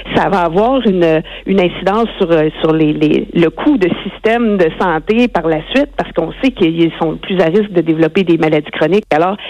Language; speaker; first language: French; native; French